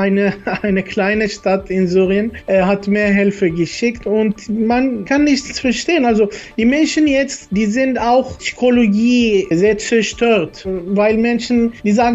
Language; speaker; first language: German; non-native, learner; Arabic